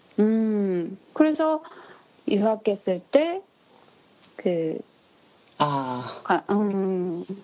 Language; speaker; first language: Korean; non-native, learner; Japanese